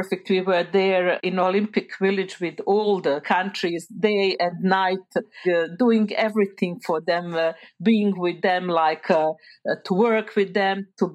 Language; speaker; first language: English; non-native, fluent; Bosnian